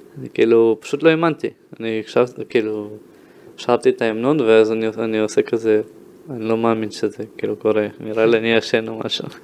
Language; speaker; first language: Hebrew; early bilingual, other home language; Russian